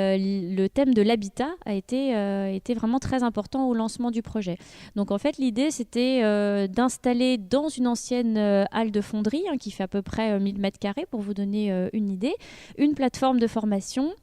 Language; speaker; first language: French; native; French